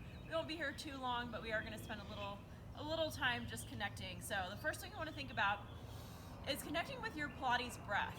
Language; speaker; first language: English; native; English